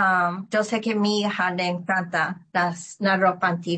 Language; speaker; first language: Spanish; early bilingual, heritage; Spanish